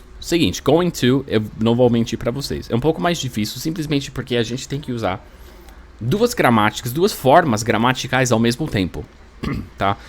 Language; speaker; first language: Portuguese; non-native, fluent; English